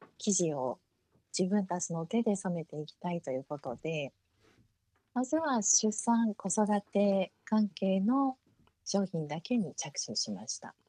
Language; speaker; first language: Japanese; early bilingual, heritage; Japanese